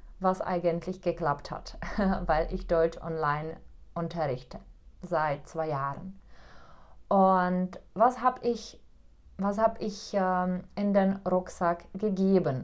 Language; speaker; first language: German; non-native, fluent; Czech